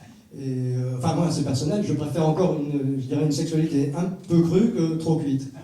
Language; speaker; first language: French; native; French